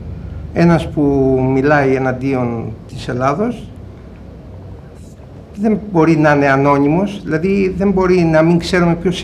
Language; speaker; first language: Greek; native; Greek